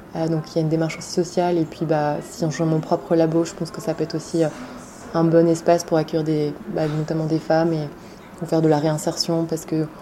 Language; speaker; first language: French; native; French